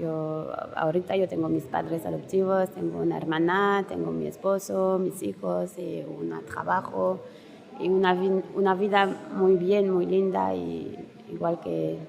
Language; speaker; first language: Spanish; non-native, learner; French